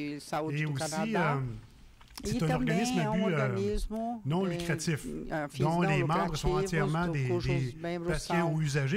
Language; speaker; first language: French; native; French